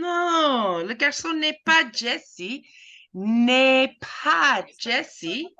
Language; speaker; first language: French; non-native, fluent; English